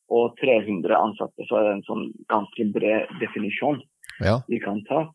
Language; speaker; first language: Norwegian; non-native, fluent; Turkish